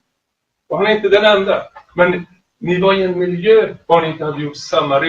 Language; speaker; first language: Swedish; native; Swedish